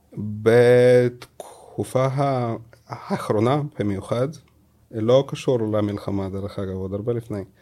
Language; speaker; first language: Hebrew; early bilingual, other home language; Russian